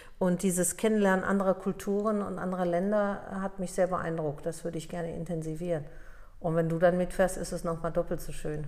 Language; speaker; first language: German; early bilingual, other home language; Polish